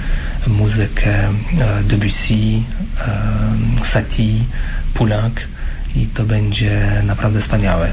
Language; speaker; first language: Polish; non-native, fluent; French